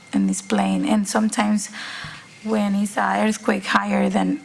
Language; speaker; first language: English; non-native, fluent; Spanish